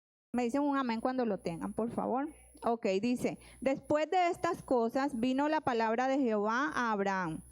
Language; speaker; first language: Spanish; native; Spanish